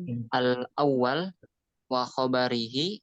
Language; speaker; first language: Arabic; non-native, learner; Indonesian